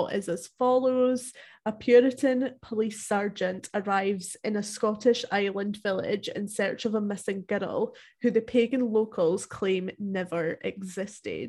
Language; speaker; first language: English; native; English